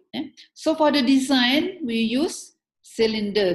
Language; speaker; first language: English; non-native, local second language; Malay